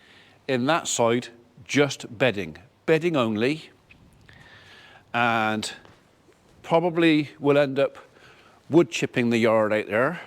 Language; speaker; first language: English; native; English